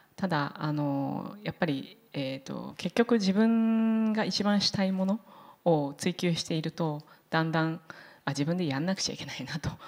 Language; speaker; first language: Japanese; native; Japanese